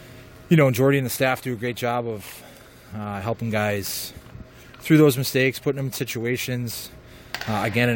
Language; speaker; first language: English; native; English